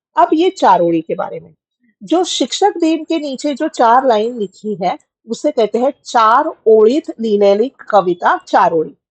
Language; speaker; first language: Hindi; non-native, local second language; Marathi